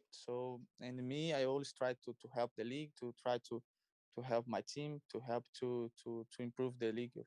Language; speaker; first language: English; non-native, learner; Portuguese